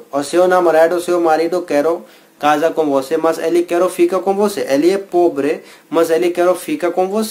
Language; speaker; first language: Portuguese; non-native, learner; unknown